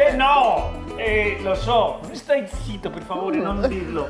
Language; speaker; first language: Italian; non-native, fluent; Spanish